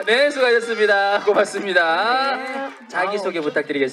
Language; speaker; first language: Korean; native; Korean